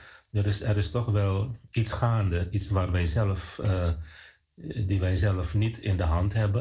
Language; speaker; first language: Dutch; non-native, fluent; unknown